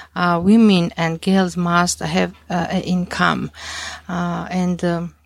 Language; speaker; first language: English; non-native, learner; Mingrelian